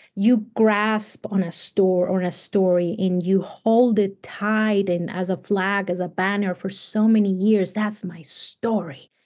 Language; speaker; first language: English; non-native, fluent; Spanish